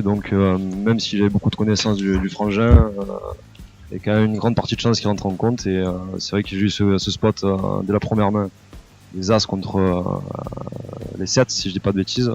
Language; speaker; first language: French; native; French